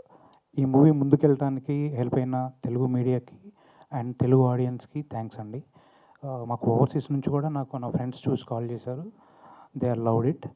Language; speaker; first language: Telugu; native; Telugu